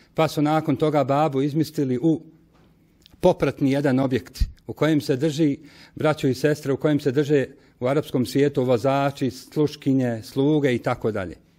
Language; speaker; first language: Bosnian; native; Bosnian